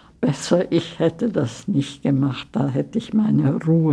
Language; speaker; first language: German; early bilingual, heritage; German